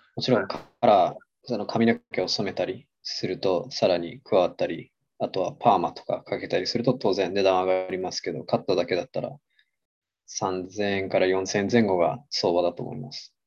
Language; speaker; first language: Japanese; native; Japanese